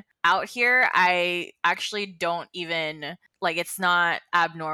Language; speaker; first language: English; non-native, local second language; Filipino